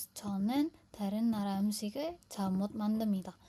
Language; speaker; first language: Korean; non-native, fluent; Indonesian